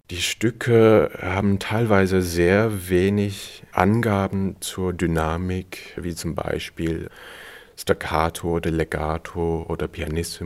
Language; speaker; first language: German; non-native, fluent; Cantonese